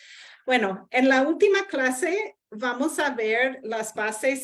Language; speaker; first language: Spanish; non-native, fluent; English